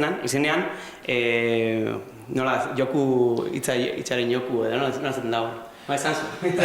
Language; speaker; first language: Basque; non-native, local second language; Spanish